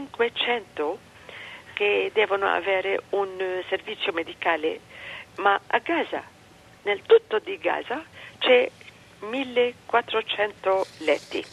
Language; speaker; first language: Italian; non-native, fluent; Arabic